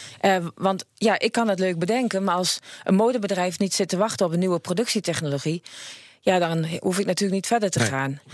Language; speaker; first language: Dutch; native; Dutch